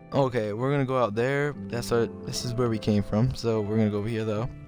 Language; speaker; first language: English; native; English